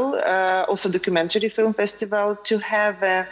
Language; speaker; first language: English; non-native, fluent; Ukrainian